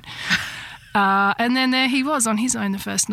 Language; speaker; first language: English; native; English